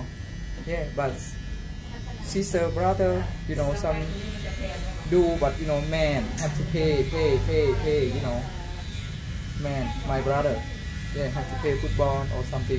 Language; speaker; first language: English; non-native, learner; Thai